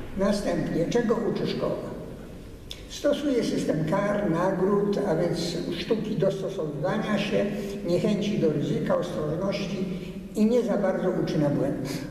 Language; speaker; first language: Polish; early bilingual, heritage; Polish